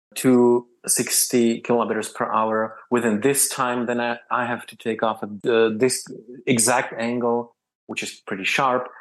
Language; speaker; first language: English; non-native, fluent; Czech